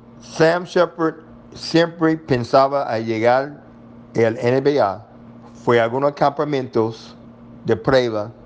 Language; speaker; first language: Spanish; non-native, learner; English